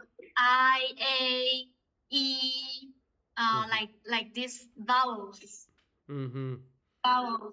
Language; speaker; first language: English; non-native, fluent; Chinese